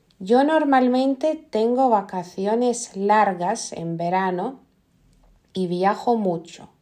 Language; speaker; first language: Spanish; non-native, fluent; Lithuanian